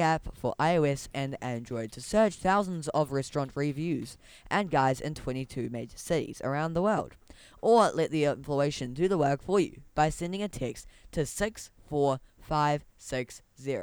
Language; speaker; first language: English; native; English